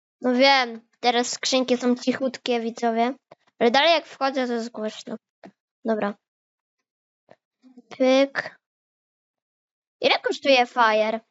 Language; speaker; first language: Polish; native; Polish